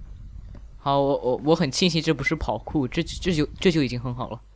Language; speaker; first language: Chinese; native; Chinese